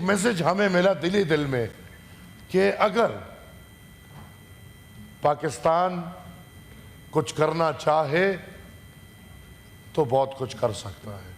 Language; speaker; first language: Urdu; non-native, local second language; Pashto